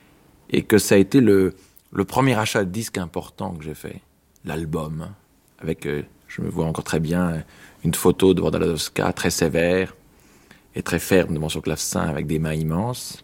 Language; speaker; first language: French; native; French